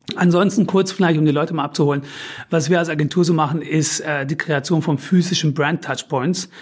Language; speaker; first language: German; early bilingual, other home language; Turkish